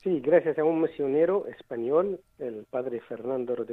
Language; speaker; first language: Catalan; non-native, learner; Arabic